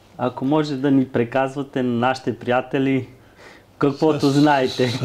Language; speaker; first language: Bulgarian; early bilingual, heritage; Bulgarian